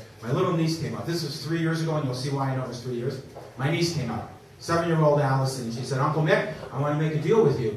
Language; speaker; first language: English; native; English